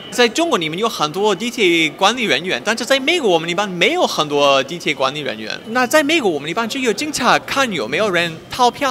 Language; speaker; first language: Chinese; non-native, fluent; English